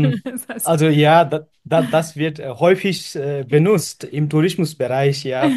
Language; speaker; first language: German; non-native, fluent; Nepali